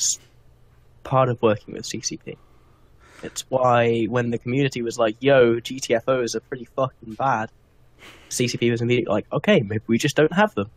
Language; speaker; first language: English; native; English